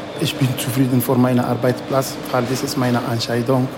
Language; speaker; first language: German; non-native, learner; Arabic